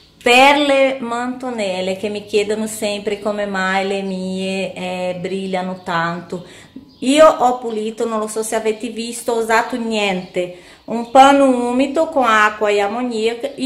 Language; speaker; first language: Italian; non-native, fluent; Portuguese